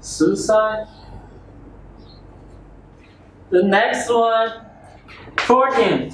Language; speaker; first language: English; non-native, learner; Chinese